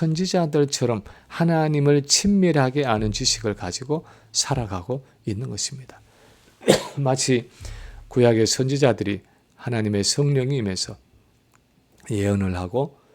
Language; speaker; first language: Korean; native; Korean